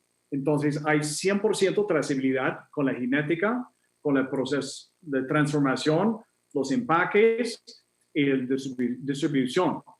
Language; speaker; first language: Spanish; non-native, fluent; English